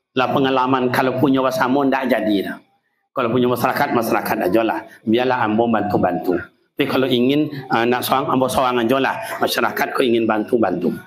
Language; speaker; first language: Malay; native; Malay